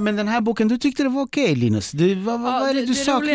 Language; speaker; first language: Swedish; native; Swedish